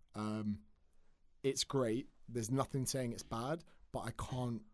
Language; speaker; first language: English; native; English